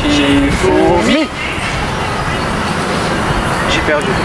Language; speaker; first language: French; native; French